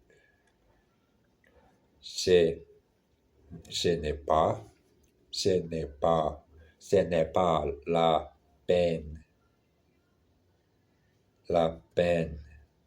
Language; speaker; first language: French; non-native, learner; German